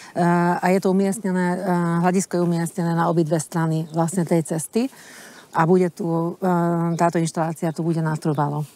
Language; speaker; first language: Slovak; non-native, local second language; Hungarian